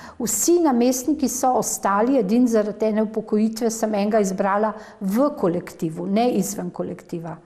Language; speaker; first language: Slovenian; native; Slovenian